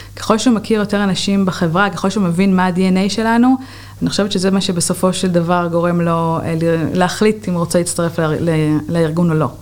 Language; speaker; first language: Hebrew; native; Hebrew